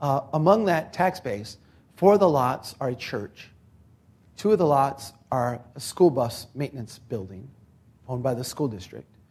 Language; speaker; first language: English; native; English